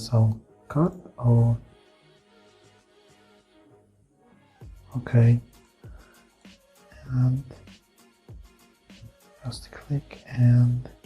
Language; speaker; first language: English; non-native, fluent; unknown